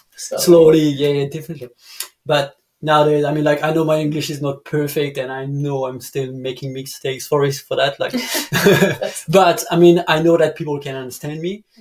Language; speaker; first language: English; non-native, fluent; French